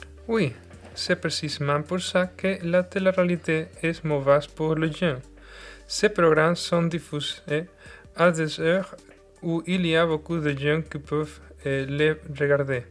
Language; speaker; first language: French; non-native, learner; Spanish